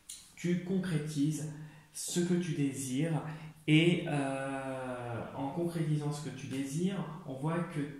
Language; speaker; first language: French; native; French